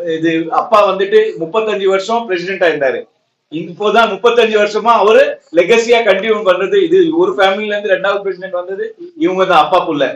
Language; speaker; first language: Tamil; non-native, local second language; Marwari